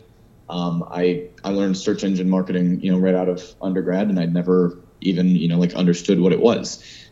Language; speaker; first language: English; native; English